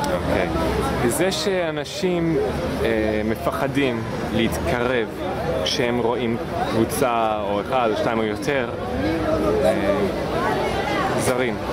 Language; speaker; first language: Hebrew; non-native, fluent; English